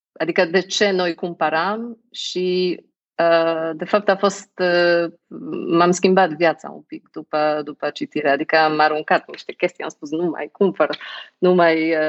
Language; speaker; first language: Romanian; non-native, fluent; Polish